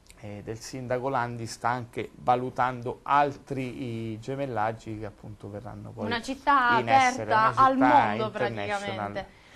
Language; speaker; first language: Italian; native; Italian